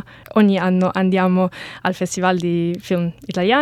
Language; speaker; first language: Italian; non-native, learner; English